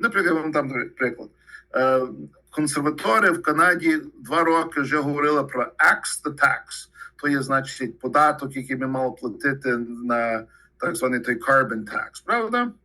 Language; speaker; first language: Ukrainian; early bilingual, heritage; Ukrainian